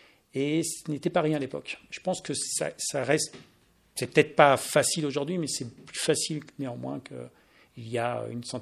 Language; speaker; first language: French; native; French